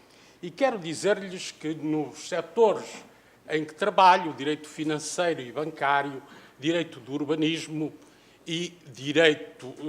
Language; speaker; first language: Portuguese; native; Portuguese